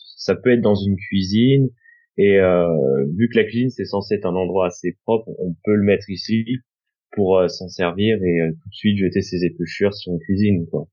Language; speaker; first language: French; native; French